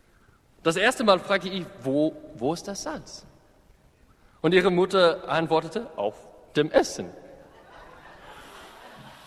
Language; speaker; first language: German; non-native, fluent; English